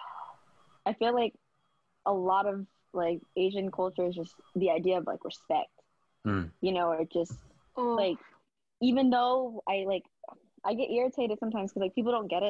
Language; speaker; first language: English; early bilingual, other home language; Vietnamese